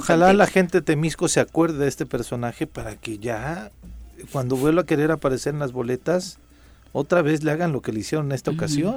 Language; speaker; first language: Spanish; native; Spanish